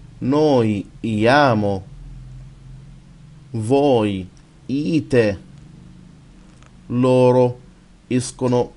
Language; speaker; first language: Italian; non-native, fluent; Arabic